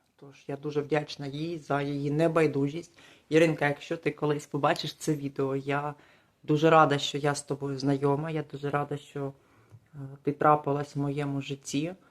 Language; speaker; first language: Ukrainian; non-native, local second language; Russian